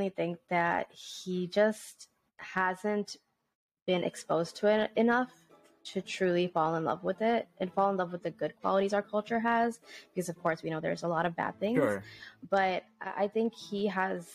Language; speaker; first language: English; native; English